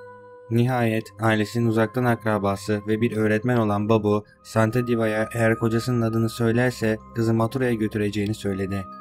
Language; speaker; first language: Turkish; native; Turkish